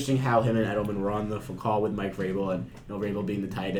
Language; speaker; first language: English; native; English